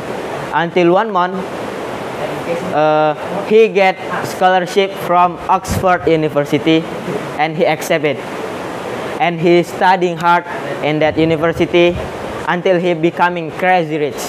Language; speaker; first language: English; non-native, learner; Indonesian